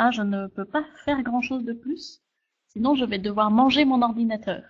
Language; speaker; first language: French; native; French